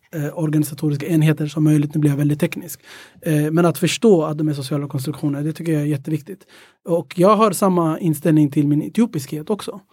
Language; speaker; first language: Swedish; early bilingual, other home language; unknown